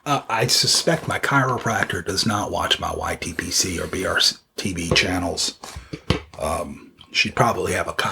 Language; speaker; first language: English; native; English